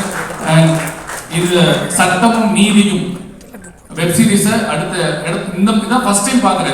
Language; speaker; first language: Tamil; native; Tamil